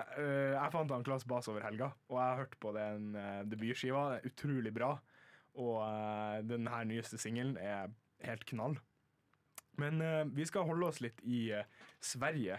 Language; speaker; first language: Norwegian; native; Norwegian